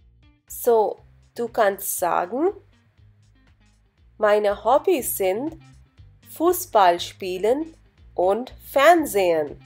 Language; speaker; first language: German; non-native, fluent; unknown